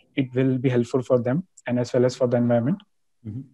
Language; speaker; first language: English; non-native, local second language; Hindi